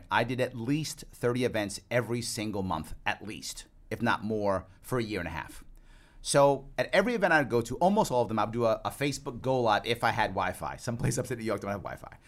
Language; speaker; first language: English; native; English